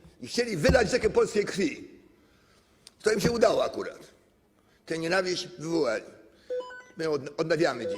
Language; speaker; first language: Polish; native; Polish